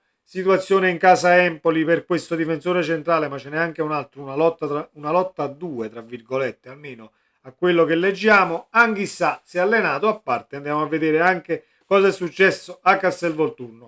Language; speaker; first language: Italian; native; Italian